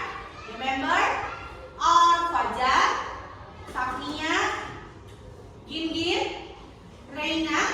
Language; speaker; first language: English; non-native, local second language; Indonesian